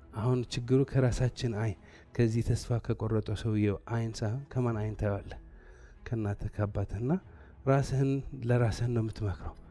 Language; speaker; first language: Amharic; non-native, local second language; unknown